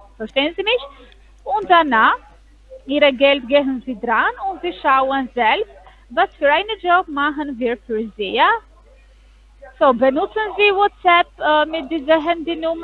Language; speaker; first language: German; non-native, learner; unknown